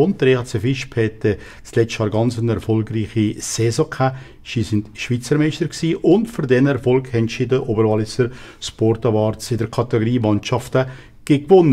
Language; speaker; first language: German; native; German